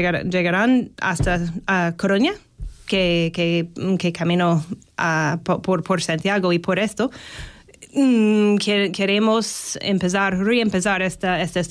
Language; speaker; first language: Spanish; non-native, fluent; English